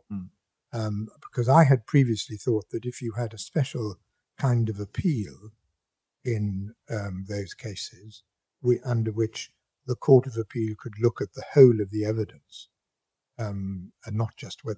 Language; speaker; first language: English; native; English